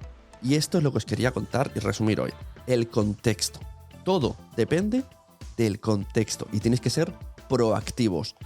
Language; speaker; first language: Spanish; native; Spanish